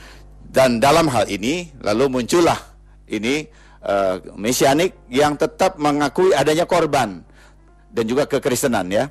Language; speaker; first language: Indonesian; native; Indonesian